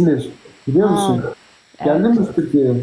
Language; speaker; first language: Turkish; native; Turkish